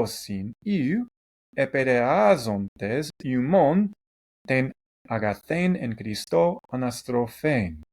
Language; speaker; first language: Greek; non-native, learner; English